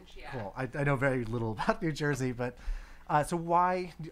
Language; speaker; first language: English; native; English